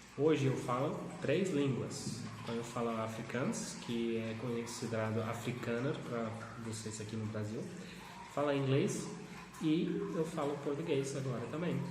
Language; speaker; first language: Portuguese; non-native, fluent; Afrikaans